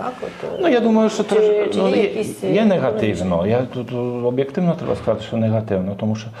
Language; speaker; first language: Ukrainian; non-native, learner; Polish